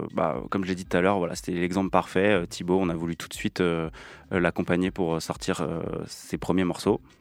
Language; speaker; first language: French; native; French